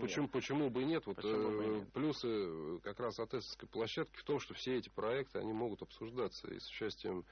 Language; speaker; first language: Russian; native; Russian